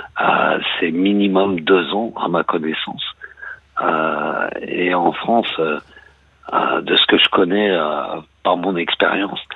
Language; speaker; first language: French; native; French